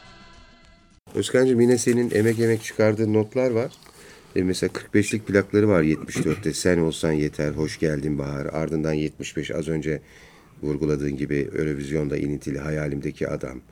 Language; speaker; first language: Turkish; native; Turkish